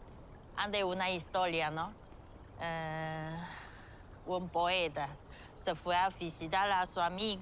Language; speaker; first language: Spanish; non-native, fluent; Chinese